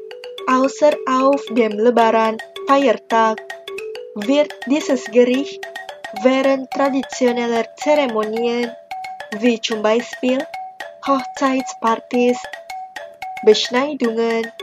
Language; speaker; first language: German; non-native, fluent; Indonesian